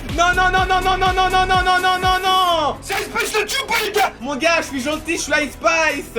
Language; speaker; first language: French; native; French